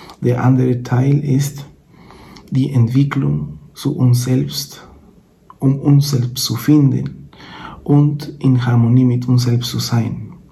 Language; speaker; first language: German; non-native, fluent; Spanish